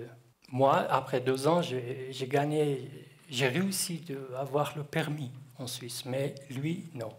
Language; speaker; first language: French; non-native, learner; Kurdish